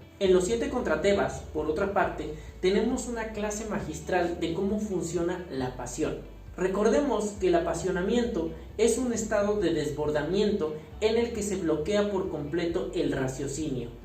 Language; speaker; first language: Spanish; native; Spanish